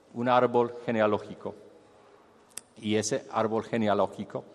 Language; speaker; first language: Spanish; non-native, fluent; English